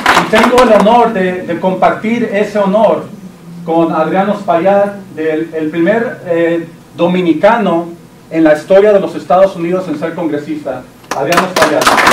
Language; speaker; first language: Spanish; early bilingual, heritage; Spanish